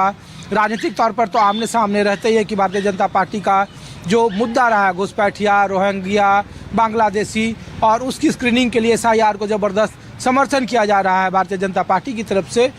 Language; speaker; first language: Hindi; native; Hindi